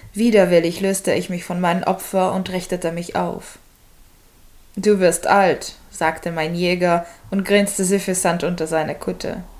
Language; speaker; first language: German; non-native, fluent; Czech